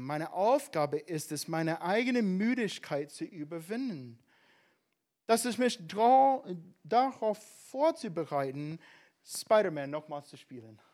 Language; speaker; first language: German; non-native, fluent; English